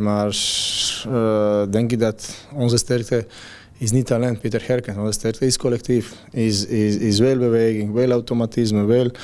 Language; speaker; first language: Dutch; non-native, fluent; Croatian